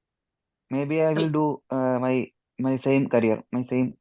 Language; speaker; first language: English; non-native, learner; Malayalam